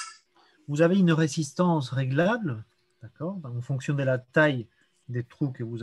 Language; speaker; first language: French; native; French